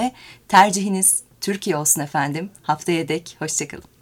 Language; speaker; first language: Turkish; native; Turkish